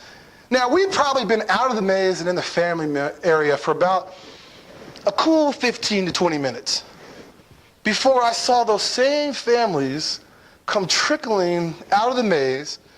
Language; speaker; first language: English; native; English